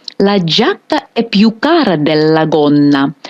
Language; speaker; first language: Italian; non-native, fluent; Ukrainian